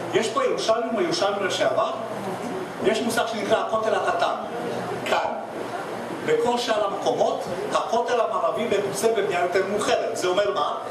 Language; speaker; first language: Hebrew; non-native, fluent; Russian